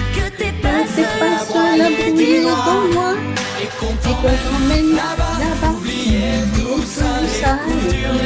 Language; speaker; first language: French; non-native, learner; Russian